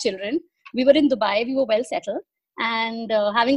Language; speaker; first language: English; non-native, local second language; Hindi